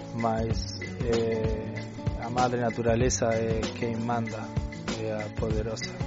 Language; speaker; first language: Portuguese; non-native, learner; Spanish